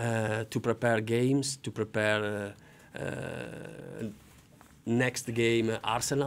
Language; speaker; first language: English; non-native, learner; Italian